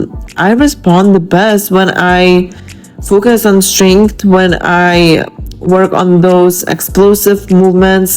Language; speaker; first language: English; non-native, fluent; Lithuanian